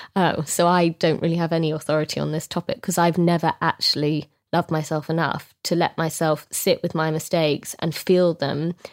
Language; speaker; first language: English; native; English